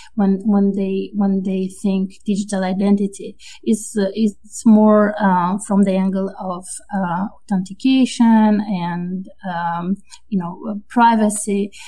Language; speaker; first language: English; non-native, fluent; Romanian